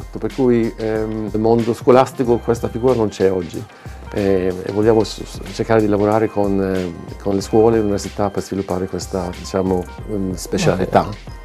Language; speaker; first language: Italian; non-native, fluent; Swedish